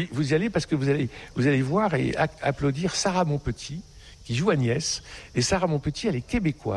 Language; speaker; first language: French; native; French